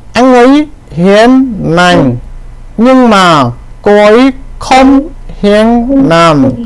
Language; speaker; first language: Vietnamese; non-native, learner; Korean